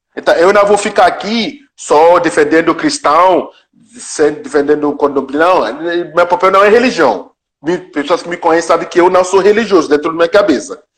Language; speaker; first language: Portuguese; non-native, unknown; Yoruba